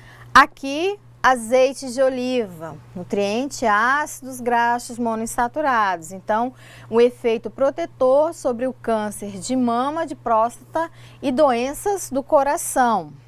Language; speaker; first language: Portuguese; native; Portuguese